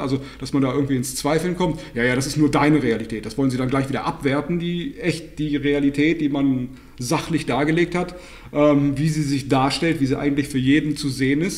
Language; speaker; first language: German; native; German